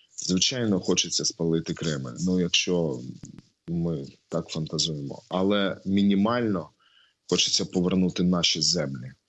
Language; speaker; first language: Ukrainian; non-native, local second language; Russian